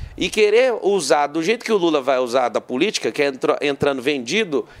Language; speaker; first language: Portuguese; native; Portuguese